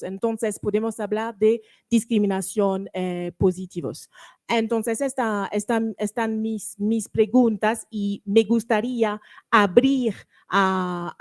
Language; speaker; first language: Spanish; non-native, learner; French